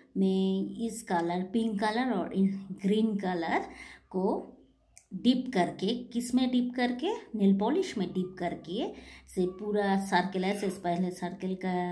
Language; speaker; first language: Hindi; non-native, local second language; Bangla